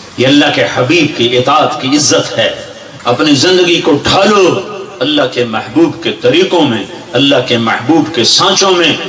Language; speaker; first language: Urdu; non-native, local second language; Punjabi